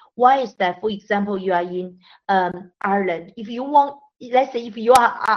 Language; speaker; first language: English; non-native, fluent; Chinese